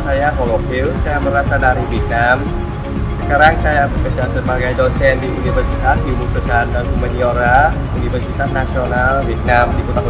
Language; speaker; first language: Indonesian; non-native, fluent; Vietnamese